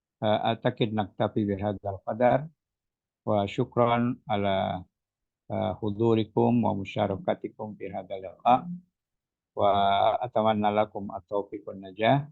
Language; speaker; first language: Arabic; non-native, fluent; Indonesian